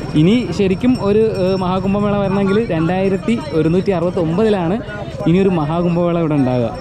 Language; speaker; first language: Malayalam; native; Malayalam